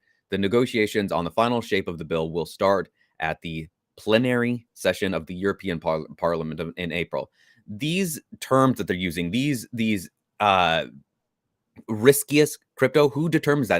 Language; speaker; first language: English; native; English